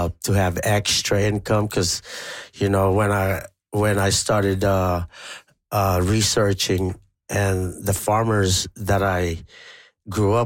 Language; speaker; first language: English; non-native, local second language; Pampanga